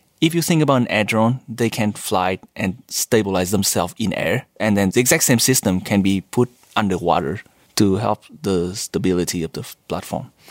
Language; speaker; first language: English; non-native, fluent; Vietnamese